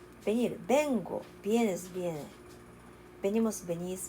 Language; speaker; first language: Spanish; non-native, learner; Japanese